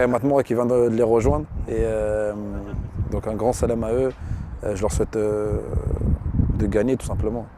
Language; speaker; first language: French; early bilingual, other home language; Arabic